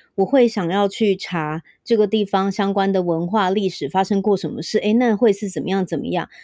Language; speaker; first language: Chinese; native; Chinese